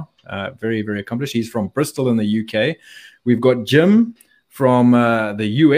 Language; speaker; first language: English; native; English